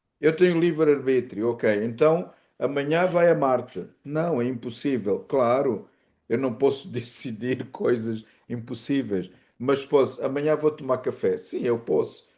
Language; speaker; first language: Portuguese; native; Portuguese